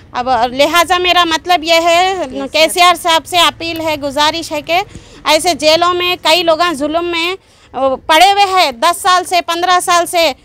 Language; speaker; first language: Hindi; non-native, local second language; Urdu